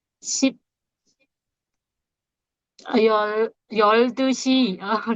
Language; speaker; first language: Korean; non-native, learner; Burmese